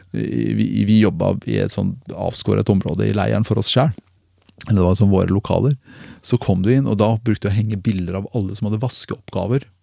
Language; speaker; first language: Norwegian; early bilingual, other home language; Persian